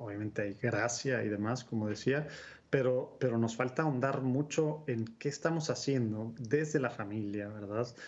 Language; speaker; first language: Spanish; native; Spanish